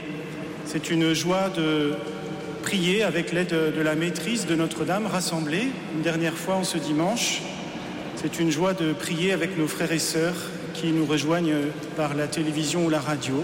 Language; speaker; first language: French; native; French